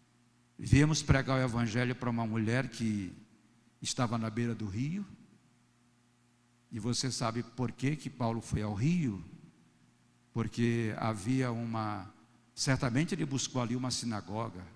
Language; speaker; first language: Portuguese; native; Portuguese